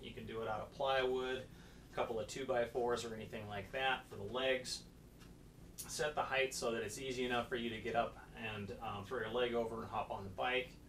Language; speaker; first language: English; native; English